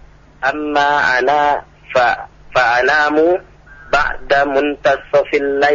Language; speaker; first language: Arabic; non-native, learner; Indonesian